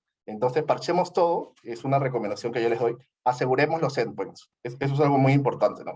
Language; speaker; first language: Spanish; native; Spanish